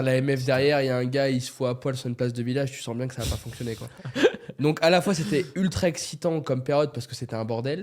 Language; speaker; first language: French; native; French